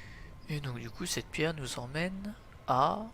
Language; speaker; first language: French; native; French